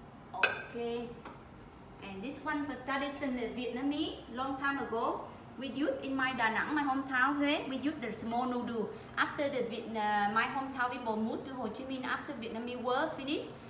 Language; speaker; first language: English; non-native, learner; Vietnamese